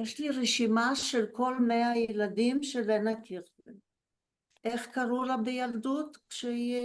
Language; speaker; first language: Hebrew; early bilingual, other home language; Polish